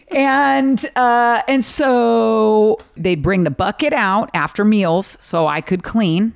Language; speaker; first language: English; native; English